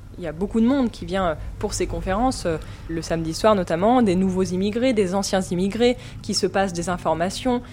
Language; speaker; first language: French; native; French